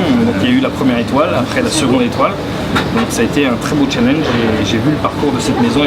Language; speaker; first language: French; native; French